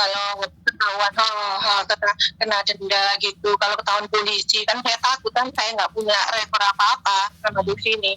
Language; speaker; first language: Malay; non-native, local second language; Javanese